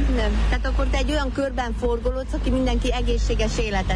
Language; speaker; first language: Hungarian; native; Hungarian